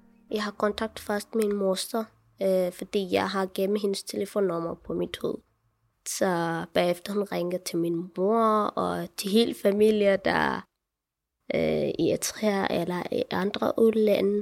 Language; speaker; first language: Danish; non-native, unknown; Tigrinya